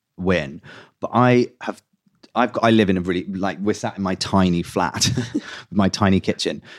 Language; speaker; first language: English; native; English